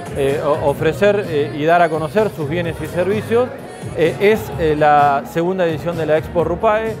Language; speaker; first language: Spanish; native; Spanish